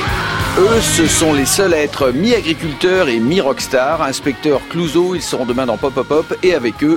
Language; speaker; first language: French; native; French